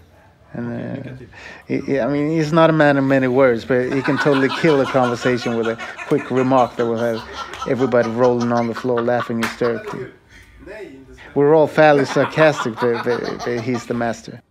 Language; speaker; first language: English; non-native, fluent; Swedish